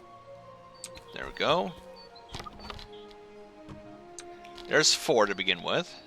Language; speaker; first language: English; native; English